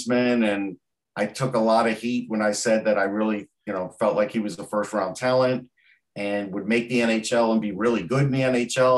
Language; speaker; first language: English; native; English